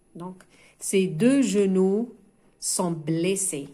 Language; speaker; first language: French; non-native, local second language; Arabic